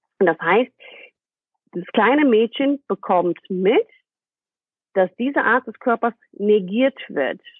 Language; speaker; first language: German; non-native, fluent; English